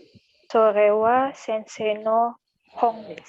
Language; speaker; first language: Japanese; non-native, learner; Indonesian